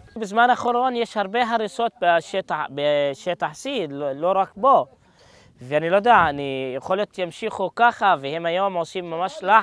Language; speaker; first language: Hebrew; non-native, local second language; Arabic